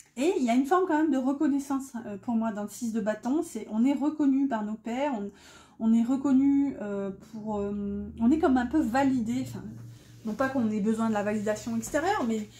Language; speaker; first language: French; native; French